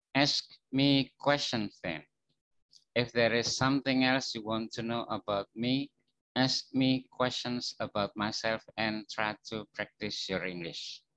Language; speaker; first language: English; non-native, fluent; Javanese